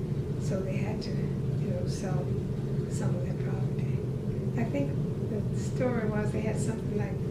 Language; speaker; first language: English; native; English